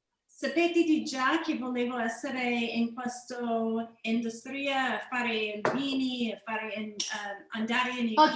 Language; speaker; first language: Italian; non-native, learner; English